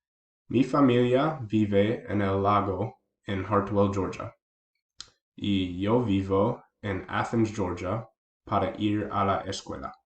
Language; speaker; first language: Spanish; non-native, learner; English